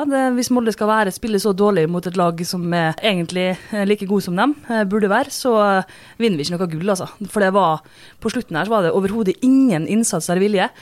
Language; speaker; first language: Norwegian; native; Norwegian